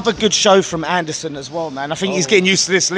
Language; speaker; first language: English; native; English